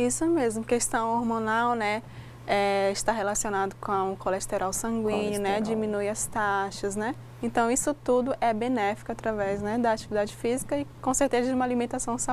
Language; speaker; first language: Portuguese; native; Portuguese